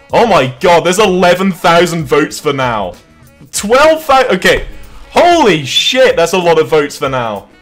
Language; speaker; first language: English; native; English